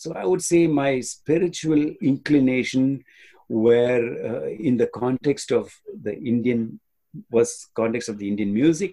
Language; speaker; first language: English; non-native, local second language; Tamil